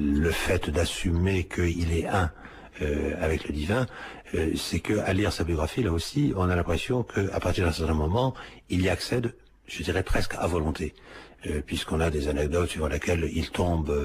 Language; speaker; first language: French; native; French